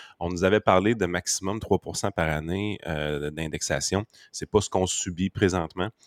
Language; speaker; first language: French; native; French